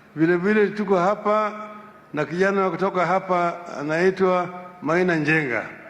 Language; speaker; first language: Swahili; non-native, local second language; Luo (Kenya and Tanzania)